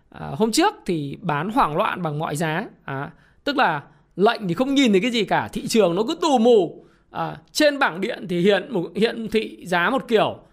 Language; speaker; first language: Vietnamese; native; Vietnamese